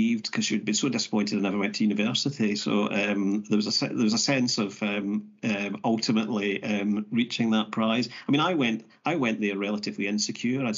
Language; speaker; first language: English; native; English